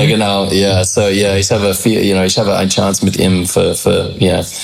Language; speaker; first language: German; non-native, learner; English